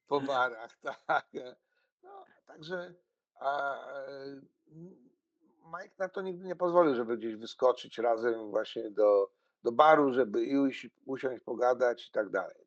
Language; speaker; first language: Polish; native; Polish